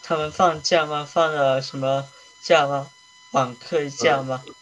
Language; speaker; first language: Chinese; early bilingual, heritage; Chinese